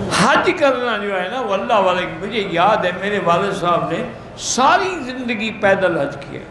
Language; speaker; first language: Urdu; native; Urdu